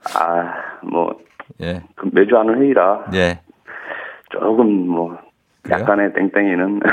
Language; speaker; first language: Korean; native; Korean